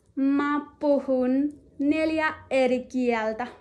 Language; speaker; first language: Finnish; non-native, learner; Nepali